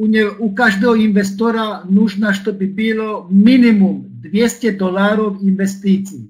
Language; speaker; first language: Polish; non-native, learner; Slovak